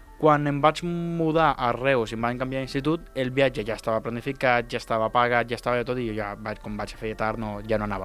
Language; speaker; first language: Catalan; early bilingual, other home language; Spanish